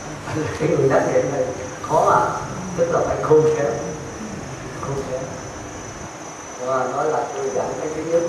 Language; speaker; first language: Vietnamese; native; Vietnamese